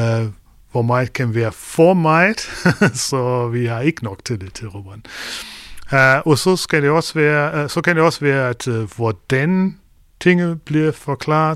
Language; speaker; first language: Danish; non-native, fluent; German